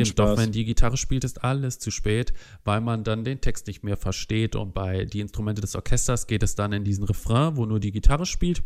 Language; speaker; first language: German; native; German